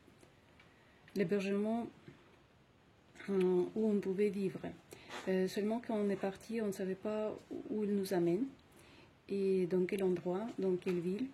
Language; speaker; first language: French; non-native, fluent; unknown